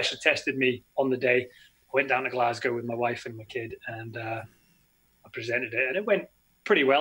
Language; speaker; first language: English; native; English